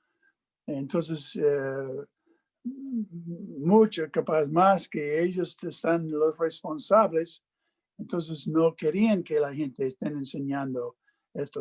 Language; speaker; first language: Spanish; non-native, fluent; English